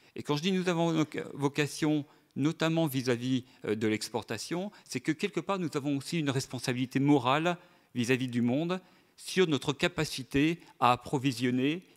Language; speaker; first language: French; native; French